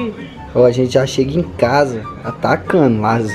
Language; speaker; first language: Portuguese; native; Portuguese